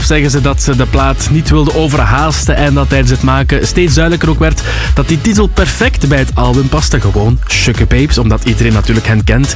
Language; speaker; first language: Dutch; native; Dutch